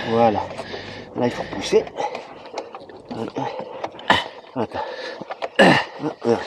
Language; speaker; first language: French; native; French